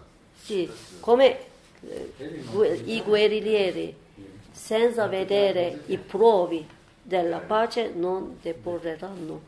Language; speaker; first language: Italian; non-native, learner; Turkish